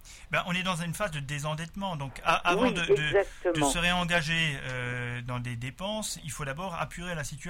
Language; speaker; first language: French; native; French